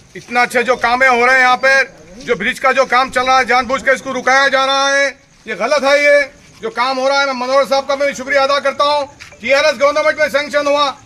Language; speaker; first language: Hindi; non-native, local second language; Urdu